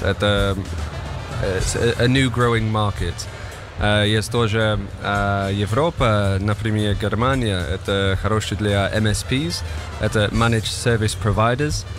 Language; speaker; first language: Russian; non-native, learner; English